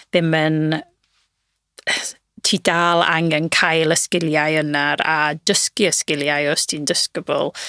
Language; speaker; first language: Welsh; non-native, local second language; English